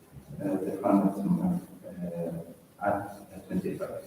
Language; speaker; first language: English; non-native, learner; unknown